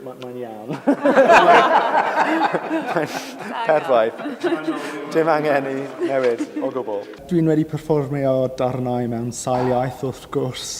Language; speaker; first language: Welsh; non-native, fluent; English